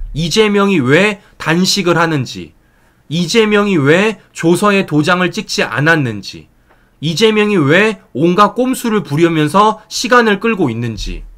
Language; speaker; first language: Korean; native; Korean